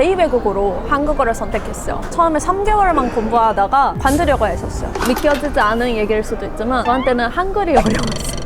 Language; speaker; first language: Korean; non-native, fluent; Japanese